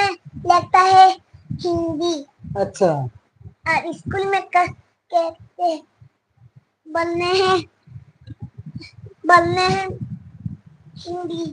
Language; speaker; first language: Hindi; non-native, local second language; Bangla